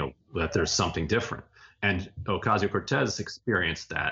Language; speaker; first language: English; native; English